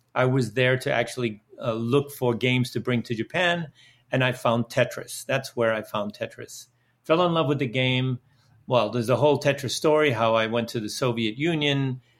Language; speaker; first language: English; early bilingual, other home language; Dutch